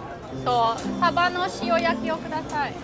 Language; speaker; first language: Japanese; non-native, fluent; German